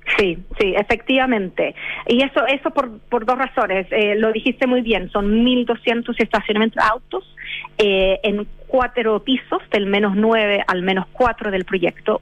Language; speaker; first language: Spanish; non-native, fluent; English